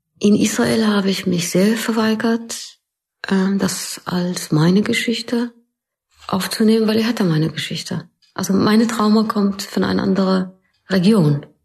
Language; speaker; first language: German; non-native, fluent; Arabic